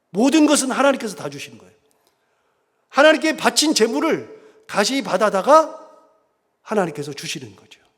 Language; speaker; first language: Korean; native; Korean